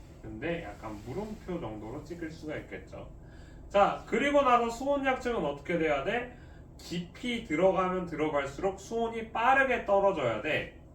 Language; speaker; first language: Korean; native; Korean